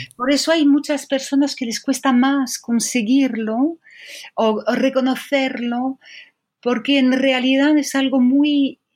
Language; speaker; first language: Spanish; non-native, fluent; French